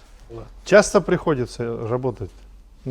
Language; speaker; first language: Russian; native; Russian